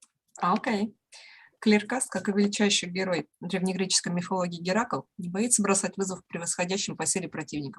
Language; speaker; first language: Russian; native; Russian